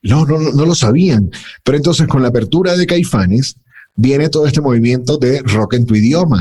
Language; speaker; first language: Spanish; native; Spanish